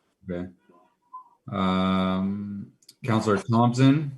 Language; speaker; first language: English; native; English